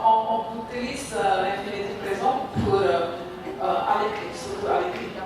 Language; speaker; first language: French; non-native, fluent; Indonesian